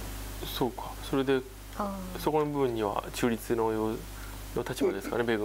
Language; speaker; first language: Japanese; native; Japanese